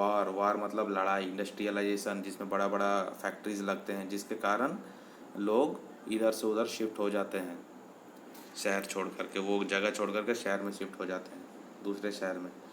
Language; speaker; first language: Hindi; native; Hindi